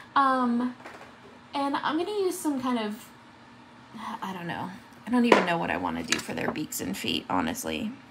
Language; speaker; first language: English; native; English